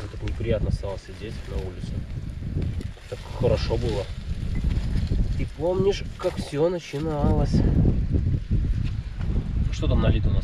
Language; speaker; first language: Russian; native; Russian